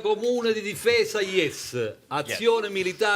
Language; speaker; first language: Italian; native; Italian